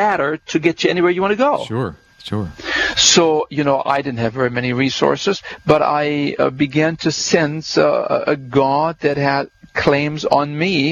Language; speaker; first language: English; non-native, fluent; German